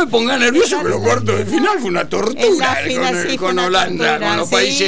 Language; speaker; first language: Spanish; native; Spanish